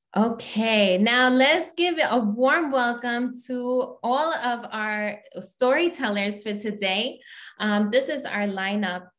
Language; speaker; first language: English; native; English